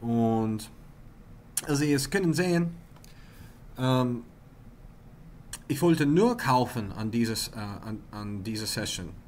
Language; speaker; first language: German; non-native, learner; English